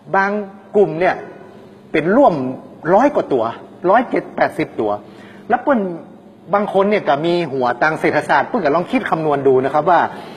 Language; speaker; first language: Thai; native; Thai